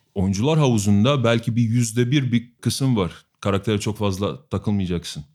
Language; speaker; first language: Turkish; non-native, fluent; Albanian